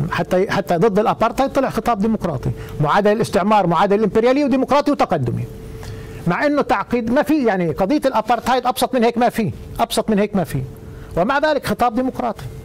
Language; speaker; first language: Arabic; native; Arabic